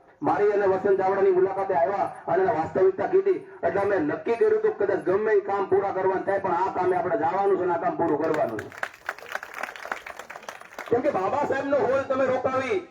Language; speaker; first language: Gujarati; native; Gujarati